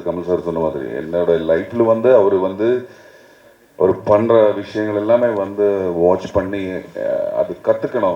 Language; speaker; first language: Tamil; non-native, learner; Malayalam